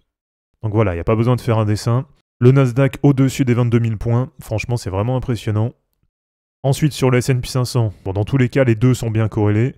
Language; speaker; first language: French; native; French